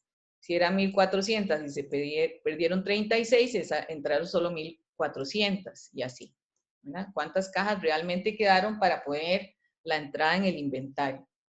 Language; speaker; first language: Spanish; native; Spanish